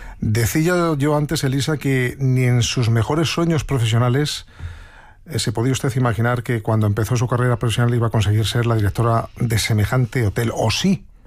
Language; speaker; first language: Spanish; native; Spanish